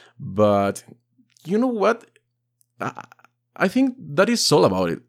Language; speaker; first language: English; non-native, fluent; Spanish